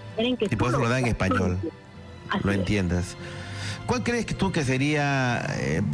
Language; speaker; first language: Spanish; native; Spanish